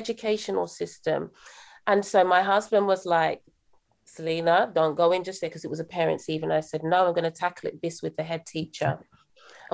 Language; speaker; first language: English; native; English